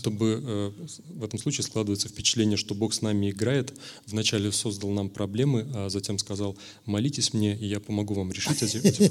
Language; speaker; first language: Russian; native; Russian